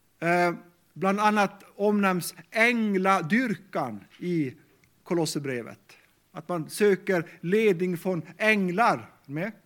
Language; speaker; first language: Swedish; non-native, local second language; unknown